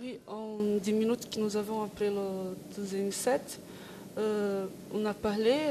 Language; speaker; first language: French; non-native, learner; Portuguese